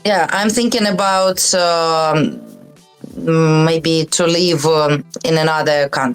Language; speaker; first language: English; non-native, learner; Russian